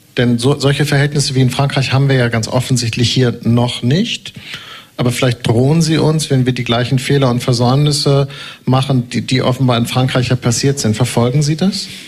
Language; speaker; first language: German; native; German